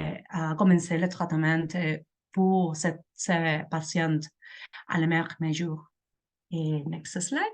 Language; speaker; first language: French; non-native, learner; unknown